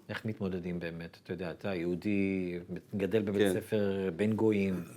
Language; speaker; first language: Hebrew; native; Hebrew